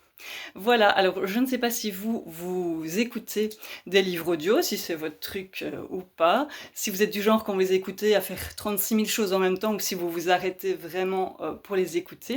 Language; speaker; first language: French; native; French